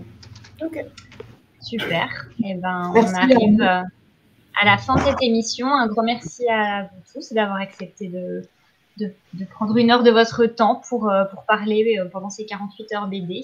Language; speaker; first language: French; native; French